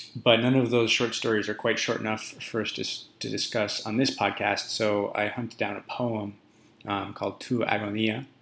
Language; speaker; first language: English; native; English